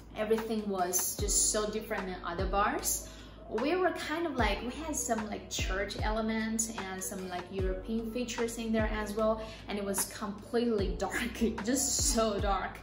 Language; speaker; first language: English; non-native, fluent; Chinese